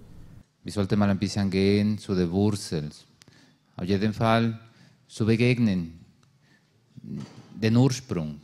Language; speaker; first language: German; non-native, learner; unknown